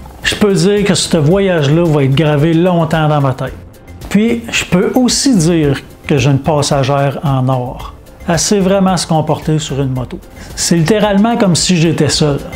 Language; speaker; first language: French; native; French